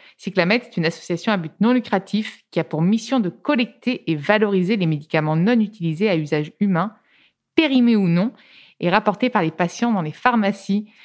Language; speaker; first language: French; non-native, fluent; Italian